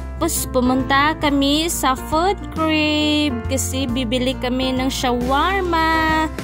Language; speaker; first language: Filipino; non-native, local second language; Cebuano